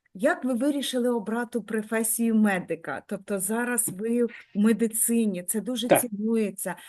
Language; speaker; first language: Ukrainian; native; Ukrainian